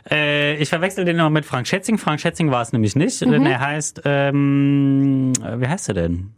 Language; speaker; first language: German; native; German